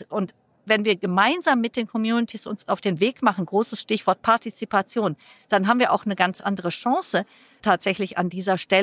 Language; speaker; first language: German; native; German